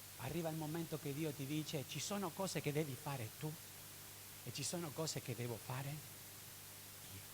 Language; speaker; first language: Italian; non-native, fluent; Spanish